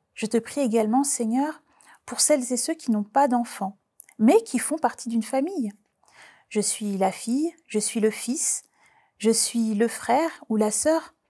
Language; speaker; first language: French; native; French